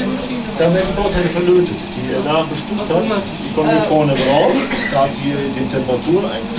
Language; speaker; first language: German; native; German